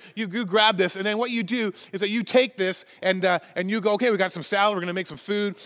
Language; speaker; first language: English; native; English